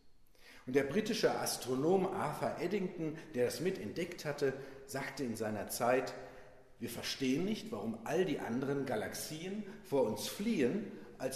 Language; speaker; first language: German; native; German